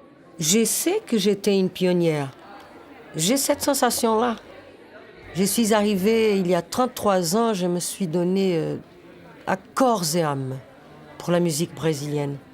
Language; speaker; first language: French; non-native, fluent; Portuguese